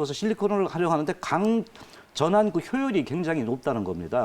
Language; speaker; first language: Korean; native; Korean